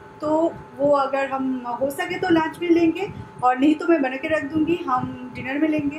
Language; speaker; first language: Hindi; non-native, local second language; Bangla